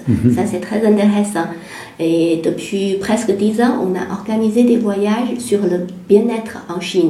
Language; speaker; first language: French; non-native, fluent; Chinese